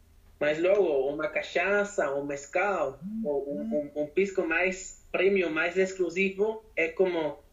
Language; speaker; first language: Portuguese; non-native, learner; Spanish